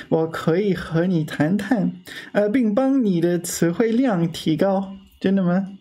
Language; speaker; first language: Chinese; non-native, learner; English